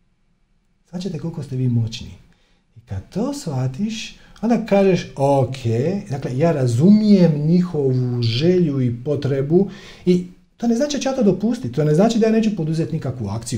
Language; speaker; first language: Croatian; native; Croatian